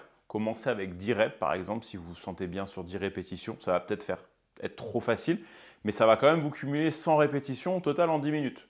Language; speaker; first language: French; native; French